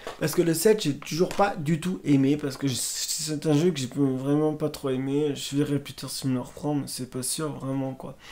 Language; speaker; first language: French; native; French